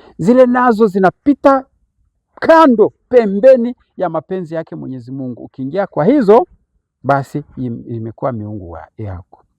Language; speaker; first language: Swahili; native; Swahili